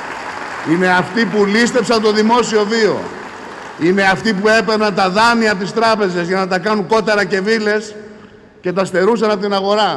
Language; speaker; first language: Greek; native; Greek